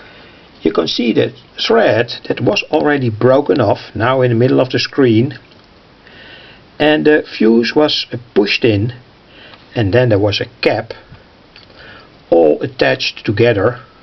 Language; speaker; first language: English; non-native, fluent; Dutch